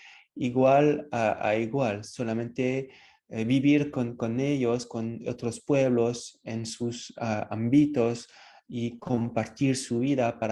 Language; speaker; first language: Spanish; non-native, fluent; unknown